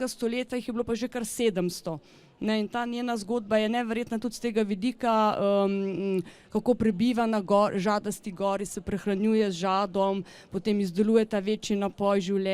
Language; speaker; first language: Slovenian; native; Slovenian